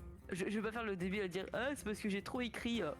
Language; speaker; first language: French; native; French